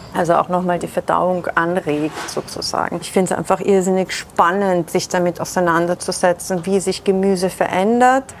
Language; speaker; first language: German; early bilingual, other home language; Persian